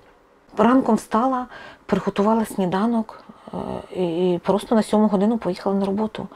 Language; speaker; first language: Ukrainian; non-native, local second language; Russian